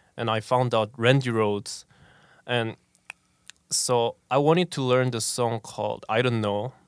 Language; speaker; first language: English; non-native, fluent; Korean